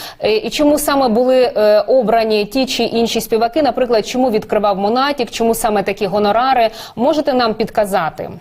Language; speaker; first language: Ukrainian; native; Ukrainian